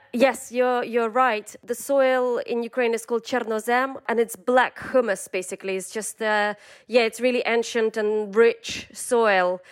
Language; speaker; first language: English; non-native, fluent; Russian